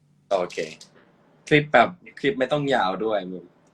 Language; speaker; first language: Thai; non-native, learner; English